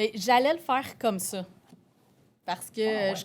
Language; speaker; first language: French; native; French